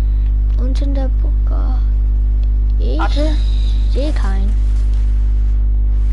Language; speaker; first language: German; non-native, learner; English